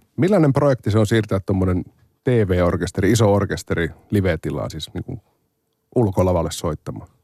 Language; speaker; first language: Finnish; native; Finnish